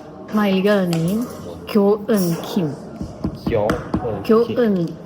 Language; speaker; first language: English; non-native, learner; Korean